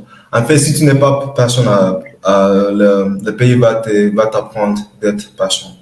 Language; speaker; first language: French; non-native, learner; English